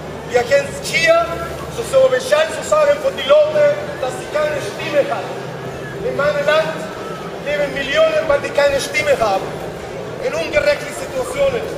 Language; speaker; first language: German; non-native, learner; Spanish